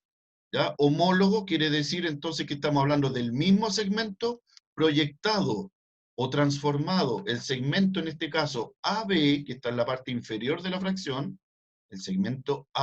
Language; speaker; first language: Spanish; native; Spanish